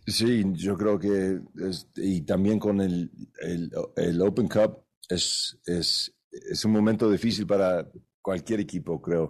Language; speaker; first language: Spanish; early bilingual, heritage; Spanish